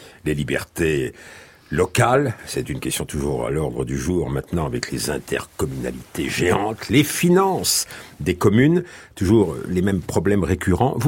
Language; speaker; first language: French; native; French